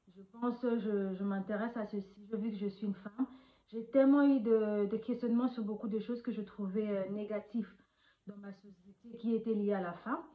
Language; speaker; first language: French; non-native, local second language; Lingala